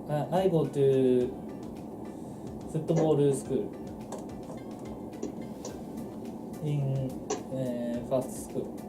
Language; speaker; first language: English; non-native, learner; Japanese